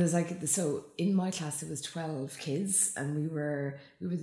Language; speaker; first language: English; native; English